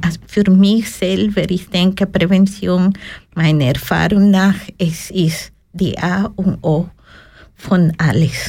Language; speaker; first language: German; non-native, learner; Spanish